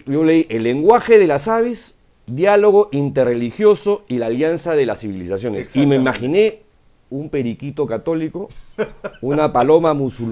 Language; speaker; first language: Spanish; native; Spanish